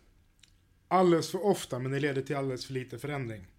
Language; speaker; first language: Swedish; native; Swedish